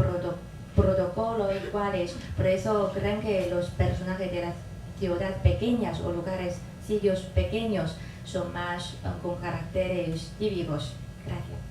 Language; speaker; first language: Spanish; non-native, fluent; Chinese